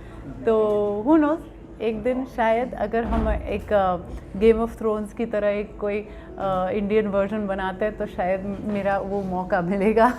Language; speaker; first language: Hindi; non-native, local second language; French